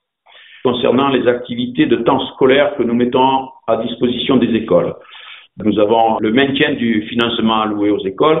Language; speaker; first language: French; native; French